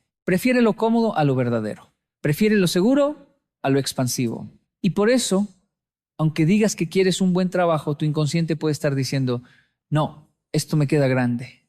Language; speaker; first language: Spanish; native; Spanish